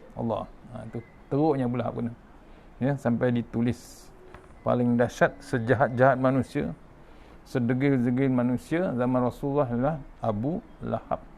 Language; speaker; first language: Malay; native; Malay